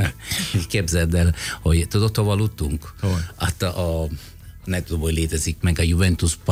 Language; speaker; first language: Hungarian; non-native, fluent; Italian